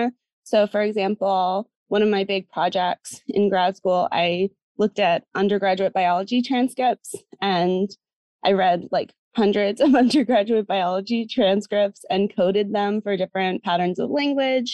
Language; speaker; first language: English; native; English